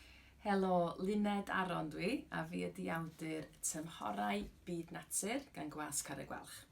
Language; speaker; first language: Welsh; native; Welsh